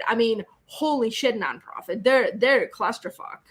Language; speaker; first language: English; native; English